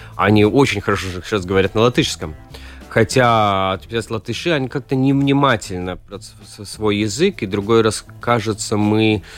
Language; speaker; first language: Russian; non-native, local second language; Latvian